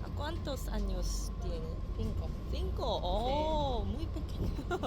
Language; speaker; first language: Spanish; non-native, learner; Korean